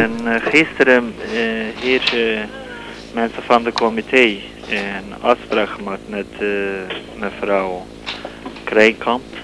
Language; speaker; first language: Dutch; non-native, learner; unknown